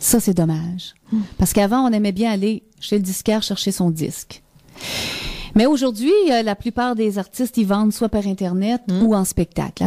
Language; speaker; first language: French; native; French